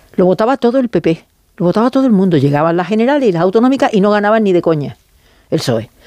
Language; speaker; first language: Spanish; native; Spanish